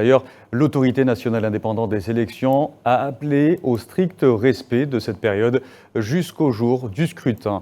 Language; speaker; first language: French; non-native, local second language; Arabic